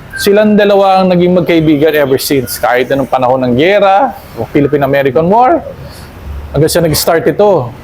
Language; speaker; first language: Filipino; native; Filipino